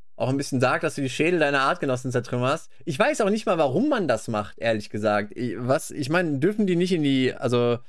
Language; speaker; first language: German; native; German